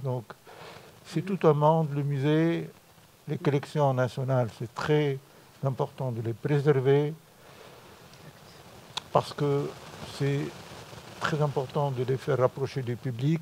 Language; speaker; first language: French; non-native, local second language; Arabic